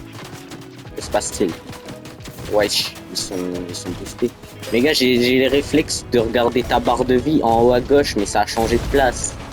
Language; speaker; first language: French; native; French